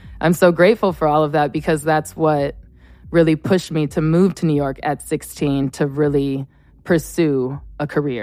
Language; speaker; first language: English; native; English